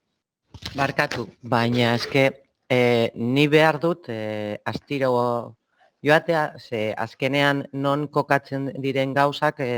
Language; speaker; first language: Basque; non-native, local second language; Spanish